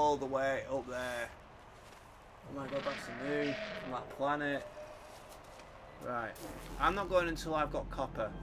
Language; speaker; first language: English; native; English